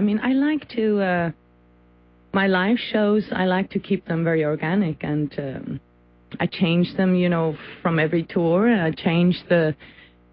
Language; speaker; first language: English; non-native, fluent; Faroese